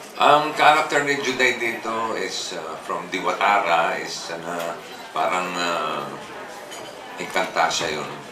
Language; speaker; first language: Filipino; native; Filipino